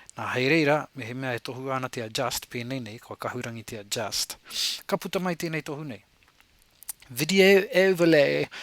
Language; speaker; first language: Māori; native; Māori